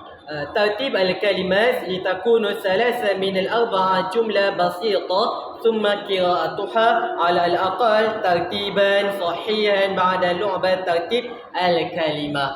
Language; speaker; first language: Arabic; non-native, learner; Malay